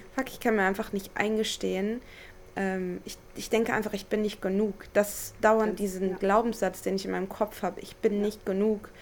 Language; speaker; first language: German; native; German